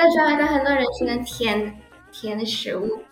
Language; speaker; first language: Chinese; early bilingual, heritage; Indonesian